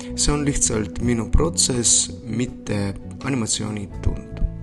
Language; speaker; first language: Estonian; non-native, learner; Belarusian